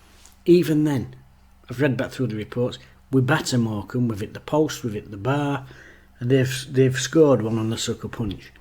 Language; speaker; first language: English; native; English